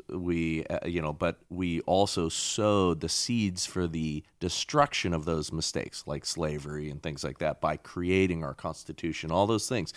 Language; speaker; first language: English; native; English